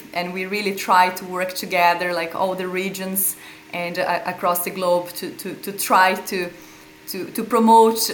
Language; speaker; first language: English; non-native, fluent; Portuguese